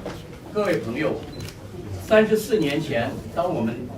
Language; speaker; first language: Chinese; native; Chinese